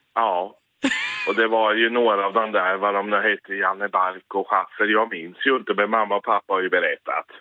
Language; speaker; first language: Swedish; native; Swedish